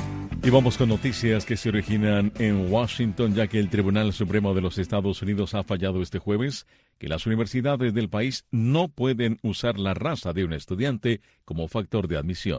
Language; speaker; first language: Spanish; native; Spanish